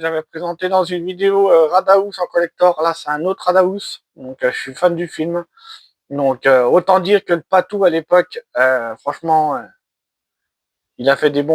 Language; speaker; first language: French; native; French